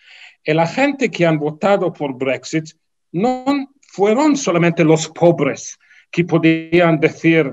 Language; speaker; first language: Spanish; non-native, fluent; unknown